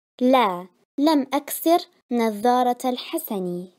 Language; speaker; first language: Arabic; non-native, fluent; Turkish